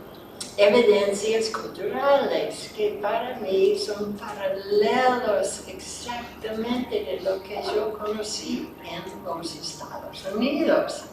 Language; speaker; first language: Spanish; non-native, fluent; English